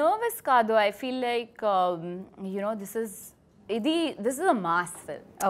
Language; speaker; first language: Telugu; non-native, fluent; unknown